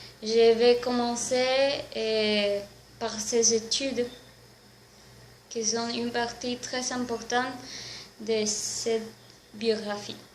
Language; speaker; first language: French; non-native, learner; Spanish